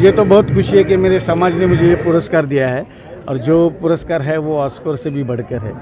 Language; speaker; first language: Hindi; non-native, local second language; Marathi